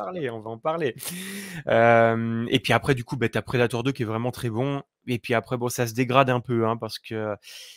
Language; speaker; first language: French; native; French